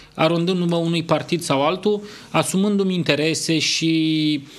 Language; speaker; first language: Romanian; native; Romanian